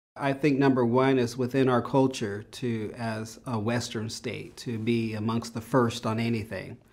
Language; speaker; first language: English; native; English